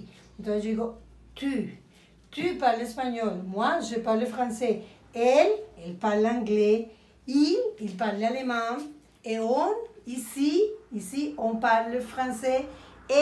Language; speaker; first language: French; non-native, fluent; Spanish